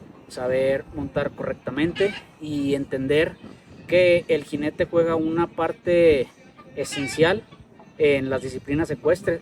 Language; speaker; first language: Spanish; native; Spanish